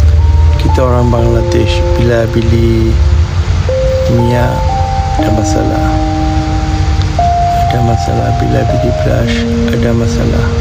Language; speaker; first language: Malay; non-native, learner; Bangla